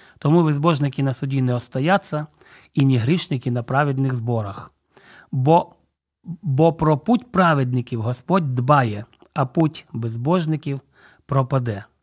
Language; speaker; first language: Ukrainian; non-native, local second language; Russian